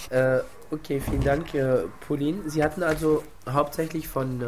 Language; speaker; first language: German; non-native, fluent; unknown